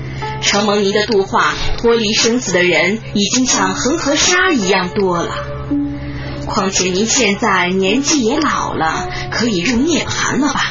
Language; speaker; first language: Chinese; native; Chinese